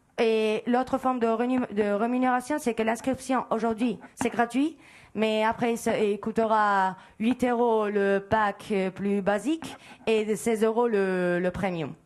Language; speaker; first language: French; non-native, fluent; Spanish